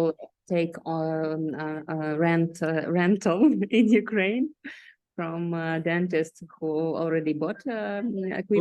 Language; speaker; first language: English; non-native, learner; Ukrainian